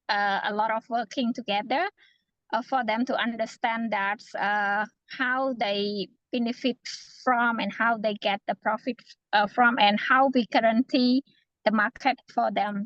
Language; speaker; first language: English; non-native, fluent; Khmer